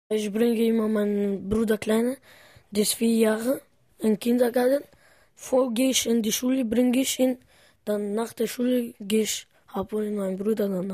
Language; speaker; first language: German; non-native, learner; Romany